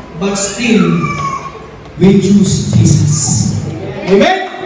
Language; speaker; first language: Filipino; native; Filipino